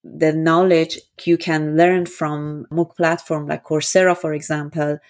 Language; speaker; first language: English; non-native, fluent; Persian